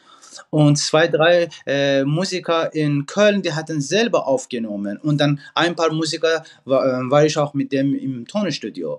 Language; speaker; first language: German; non-native, fluent; Persian